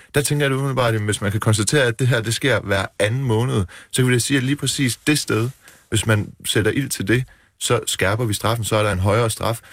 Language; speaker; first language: Danish; early bilingual, other home language; Persian